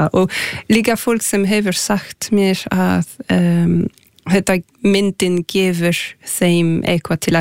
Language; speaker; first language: Icelandic; non-native, fluent; French